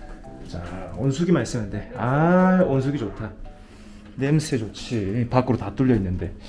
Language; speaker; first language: Korean; native; Korean